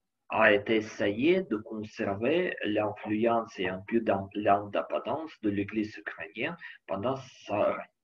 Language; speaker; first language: French; non-native, learner; Ukrainian